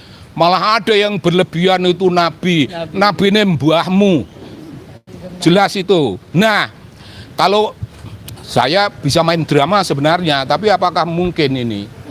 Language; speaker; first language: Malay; non-native, local second language; Javanese